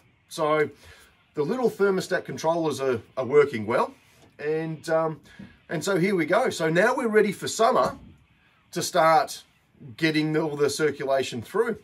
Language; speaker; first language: English; native; English